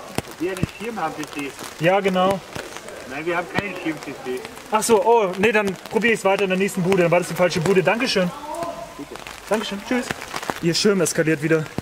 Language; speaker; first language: German; native; German